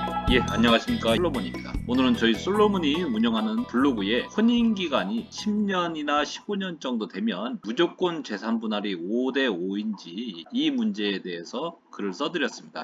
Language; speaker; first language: Korean; native; Korean